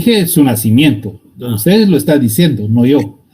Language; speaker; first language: Spanish; native; Spanish